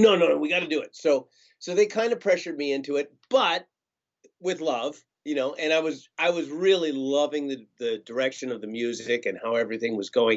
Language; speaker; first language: English; native; English